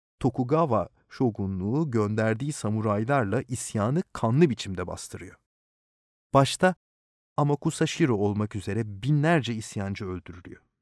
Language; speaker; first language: Turkish; native; Turkish